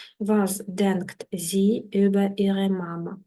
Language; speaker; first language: German; non-native, fluent; Ukrainian